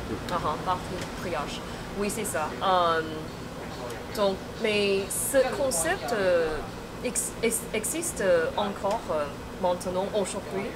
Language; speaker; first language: French; non-native, fluent; Chinese